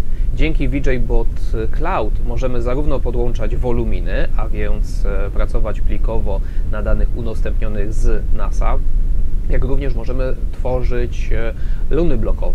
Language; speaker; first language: Polish; native; Polish